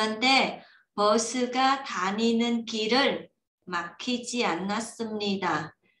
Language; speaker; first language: Korean; non-native, learner; Vietnamese